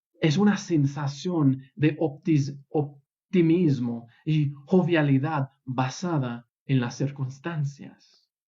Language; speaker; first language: Spanish; non-native, fluent; English